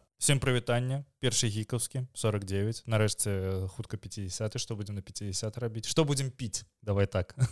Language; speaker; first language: Belarusian; non-native, local second language; Russian